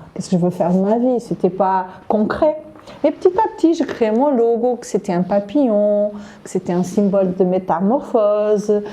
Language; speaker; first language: French; non-native, fluent; Portuguese